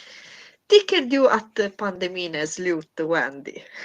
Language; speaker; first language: Swedish; non-native, fluent; Italian